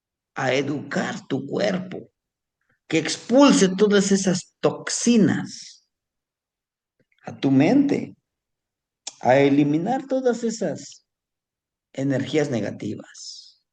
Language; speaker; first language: Spanish; native; Spanish